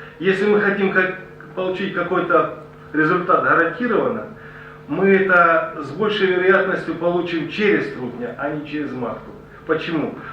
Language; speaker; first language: Russian; native; Russian